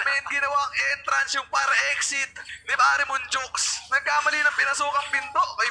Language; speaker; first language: Filipino; native; Filipino